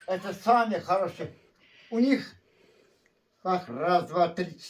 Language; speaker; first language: Russian; non-native, learner; Turkmen